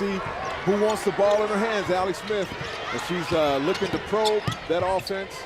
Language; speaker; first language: English; native; English